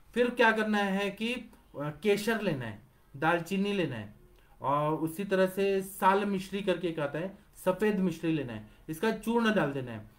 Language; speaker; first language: Hindi; non-native, local second language; Marathi